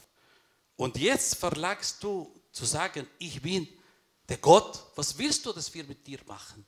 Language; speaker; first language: German; non-native, fluent; Arabic